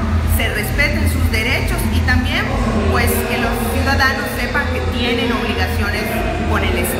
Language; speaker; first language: Spanish; native; Spanish